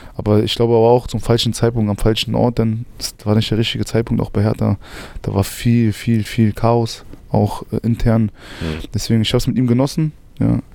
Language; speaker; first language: German; native; German